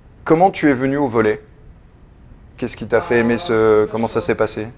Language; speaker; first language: French; native; French